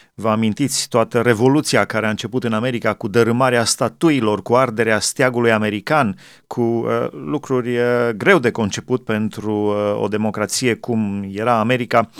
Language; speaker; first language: Romanian; native; Romanian